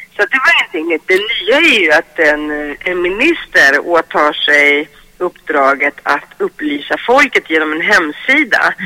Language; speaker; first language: Swedish; early bilingual, other home language; Greek